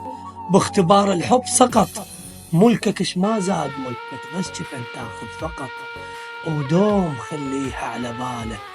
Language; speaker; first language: Arabic; native; Arabic